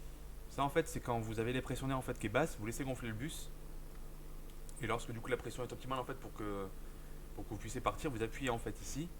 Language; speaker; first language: French; native; French